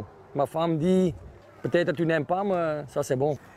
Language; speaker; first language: French; non-native, local second language; Dutch